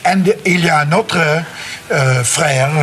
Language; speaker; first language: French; non-native, learner; English